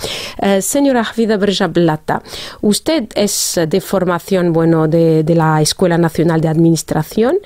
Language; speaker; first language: Spanish; non-native, fluent; Arabic